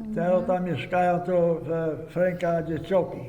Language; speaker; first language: Polish; early bilingual, heritage; Polish